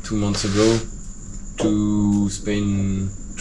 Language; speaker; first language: English; non-native, learner; French